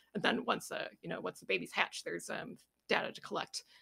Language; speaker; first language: English; native; English